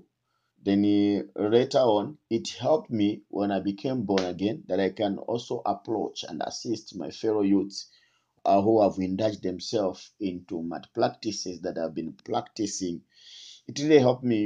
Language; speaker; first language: English; non-native, local second language; Tumbuka